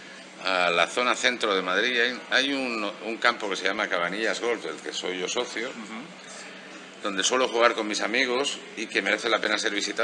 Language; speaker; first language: Spanish; native; Spanish